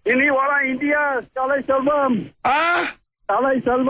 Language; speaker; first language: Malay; non-native, local second language; Tamil